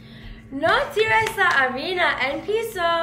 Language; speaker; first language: Spanish; non-native, learner; English